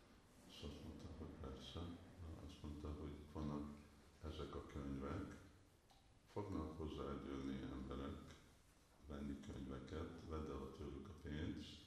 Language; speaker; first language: Hungarian; early bilingual, heritage; Hungarian